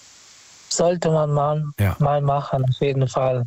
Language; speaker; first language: German; non-native, fluent; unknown